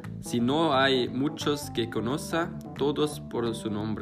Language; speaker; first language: Spanish; non-native, learner; German